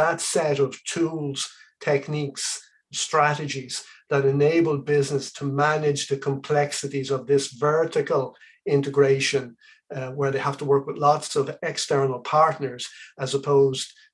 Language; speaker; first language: English; native; English